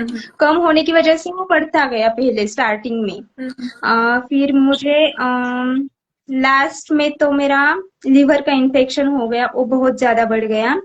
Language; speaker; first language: Hindi; native; Hindi